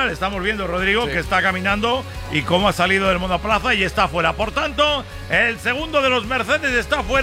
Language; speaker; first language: Spanish; native; Spanish